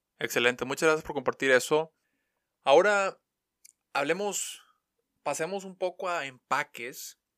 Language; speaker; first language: Spanish; native; Spanish